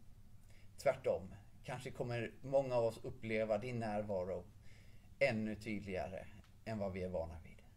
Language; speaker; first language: Swedish; native; Swedish